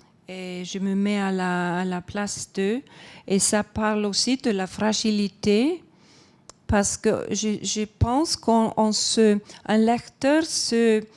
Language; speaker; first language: French; non-native, fluent; Icelandic